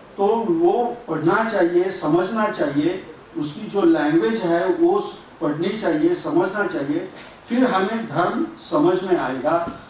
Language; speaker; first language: Hindi; non-native, local second language; Marathi